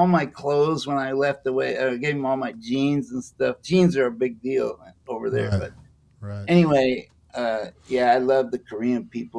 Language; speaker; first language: English; native; English